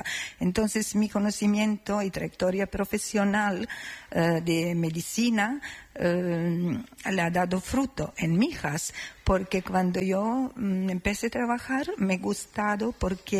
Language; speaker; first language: Spanish; non-native, learner; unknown